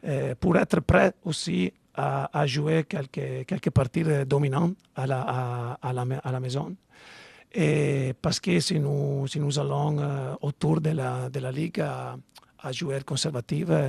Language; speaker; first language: French; non-native, fluent; Italian